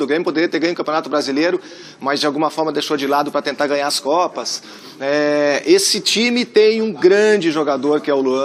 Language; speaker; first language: Portuguese; native; Portuguese